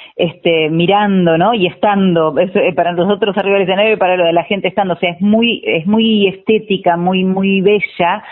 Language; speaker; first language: Spanish; native; Spanish